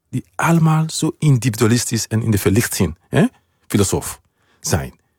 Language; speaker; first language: Dutch; non-native, fluent; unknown